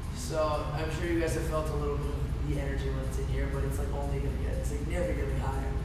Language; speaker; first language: English; native; English